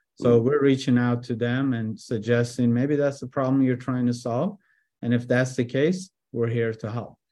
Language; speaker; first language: English; early bilingual, other home language; Persian